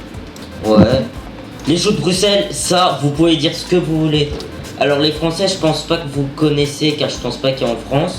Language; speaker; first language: French; native; French